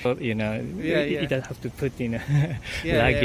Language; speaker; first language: English; non-native, learner; Japanese